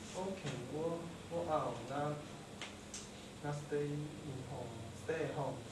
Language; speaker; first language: English; non-native, learner; Chinese